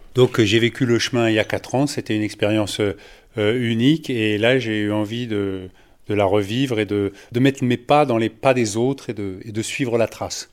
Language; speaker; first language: French; native; French